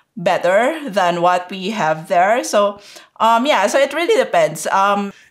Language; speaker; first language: English; non-native, local second language; Filipino